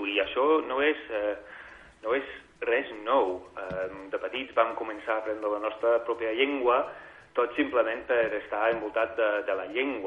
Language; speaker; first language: Catalan; non-native, fluent; English